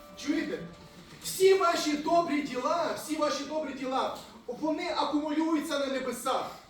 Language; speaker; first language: Ukrainian; native; Ukrainian